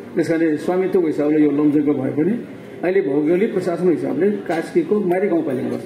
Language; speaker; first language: Nepali; non-native, local second language; Gurung